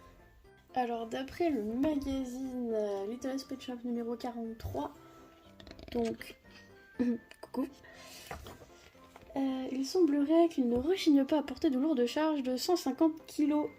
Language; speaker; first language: French; native; French